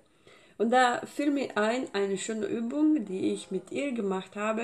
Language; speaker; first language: German; non-native, fluent; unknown